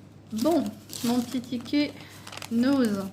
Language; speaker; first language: French; native; French